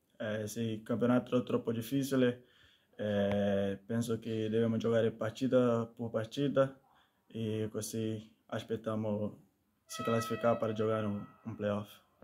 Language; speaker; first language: Italian; non-native, learner; Portuguese